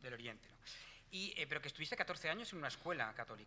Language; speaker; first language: Spanish; native; Spanish